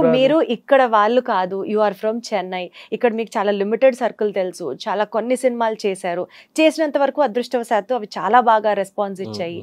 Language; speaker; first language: Telugu; native; Telugu